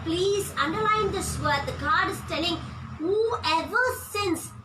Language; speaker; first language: English; non-native, local second language; Tamil